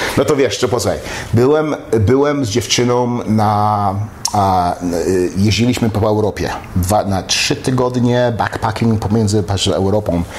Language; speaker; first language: Polish; early bilingual, heritage; Polish